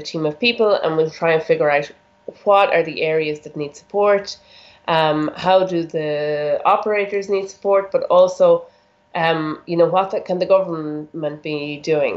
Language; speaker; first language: English; native; English